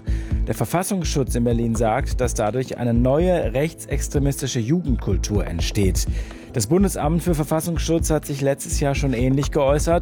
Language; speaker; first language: German; native; German